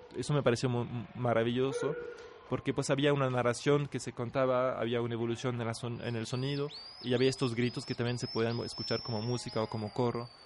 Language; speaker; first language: Spanish; non-native, fluent; French